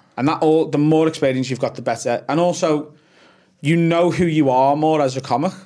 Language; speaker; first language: English; native; English